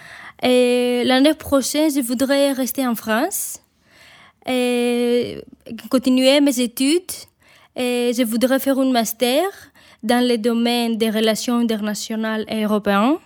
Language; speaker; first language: French; non-native, fluent; Greek